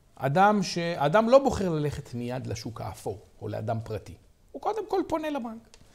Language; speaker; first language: Hebrew; native; Hebrew